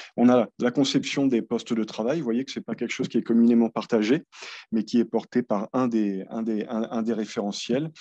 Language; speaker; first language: French; native; French